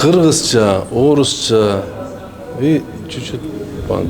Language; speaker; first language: Russian; non-native, local second language; Kyrgyz